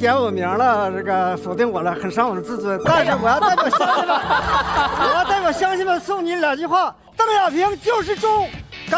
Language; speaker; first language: Chinese; native; Chinese